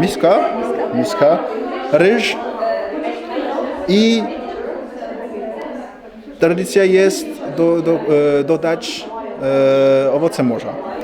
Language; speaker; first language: Polish; non-native, learner; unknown